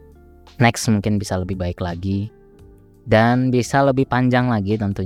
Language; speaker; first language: Indonesian; native; Indonesian